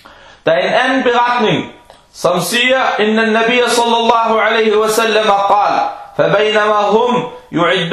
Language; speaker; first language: Danish; non-native, fluent; Arabic